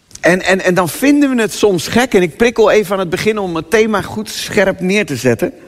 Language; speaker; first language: Dutch; native; Dutch